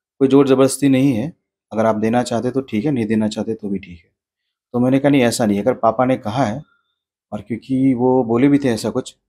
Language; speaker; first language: Hindi; native; Hindi